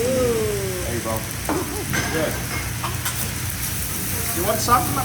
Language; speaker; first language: English; non-native, learner; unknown